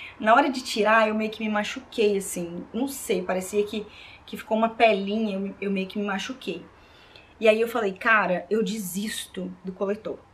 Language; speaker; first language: Portuguese; native; Portuguese